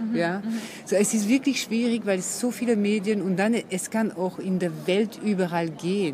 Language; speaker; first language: German; non-native, fluent; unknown